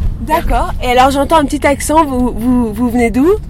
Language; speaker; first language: French; native; French